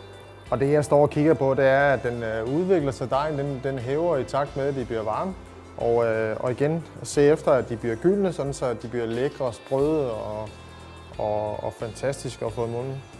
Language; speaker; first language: Danish; native; Danish